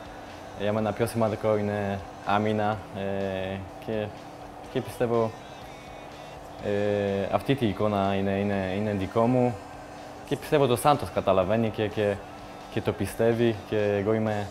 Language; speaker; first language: Greek; non-native, learner; Polish